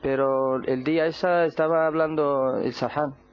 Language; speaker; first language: Spanish; non-native, learner; Arabic